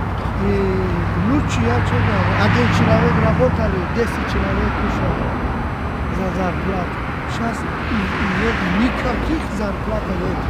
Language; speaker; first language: Russian; non-native, local second language; Tajik